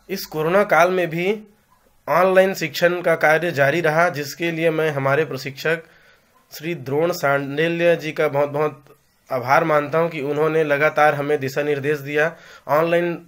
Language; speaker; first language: Hindi; native; Hindi